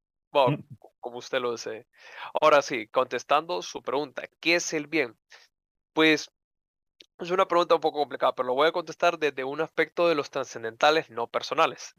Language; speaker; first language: Spanish; native; Spanish